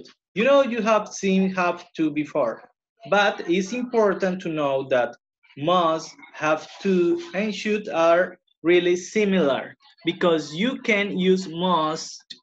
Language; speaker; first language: English; non-native, fluent; Spanish